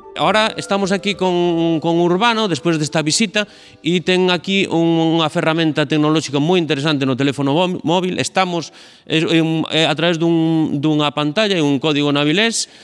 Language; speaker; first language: Galician; native; Galician